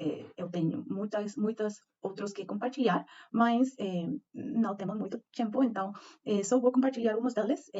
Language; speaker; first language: Portuguese; non-native, learner; Spanish